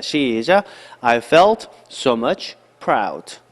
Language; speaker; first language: English; non-native, fluent; Korean